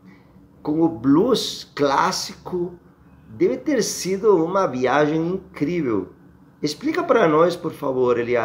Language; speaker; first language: Portuguese; non-native, fluent; Spanish